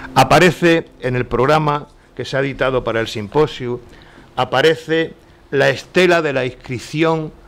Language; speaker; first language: Spanish; native; Spanish